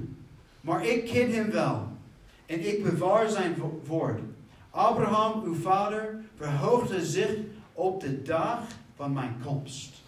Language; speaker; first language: Dutch; non-native, fluent; English